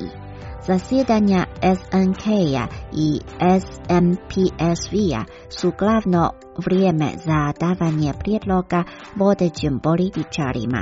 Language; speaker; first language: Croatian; non-native, fluent; Chinese